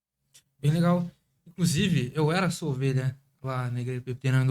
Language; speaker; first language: Portuguese; native; Portuguese